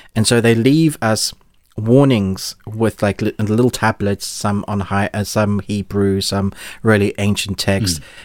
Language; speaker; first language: English; native; English